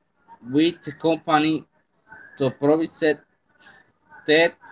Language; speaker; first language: English; non-native, learner; Spanish